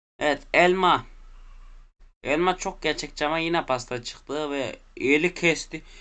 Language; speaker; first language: Turkish; native; Turkish